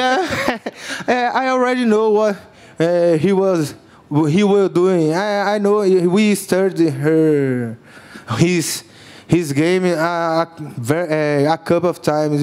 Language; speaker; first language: English; non-native, learner; Portuguese